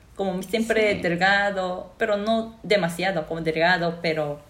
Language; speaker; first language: Spanish; non-native, fluent; Japanese